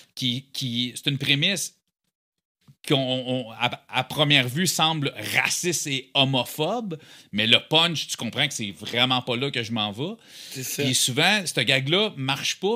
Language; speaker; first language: French; native; French